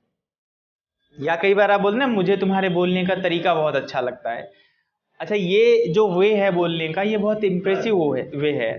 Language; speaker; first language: Hindi; native; Hindi